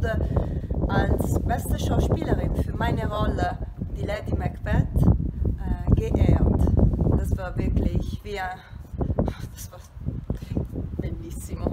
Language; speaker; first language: German; non-native, fluent; Italian